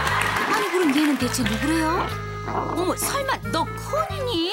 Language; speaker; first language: Korean; native; Korean